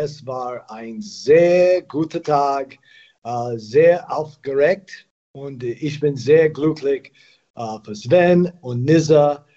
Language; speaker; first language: German; non-native, learner; English